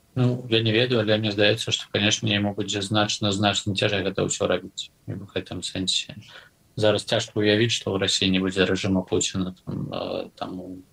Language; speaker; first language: Belarusian; non-native, local second language; Russian